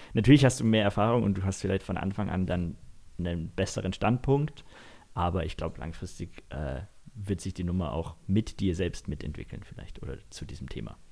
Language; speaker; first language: German; native; German